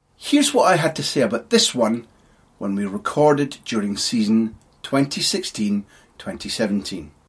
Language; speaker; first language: English; native; English